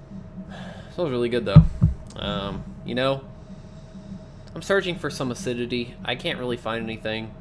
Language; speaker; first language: English; native; English